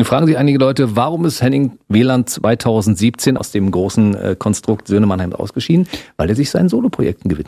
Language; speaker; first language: German; native; German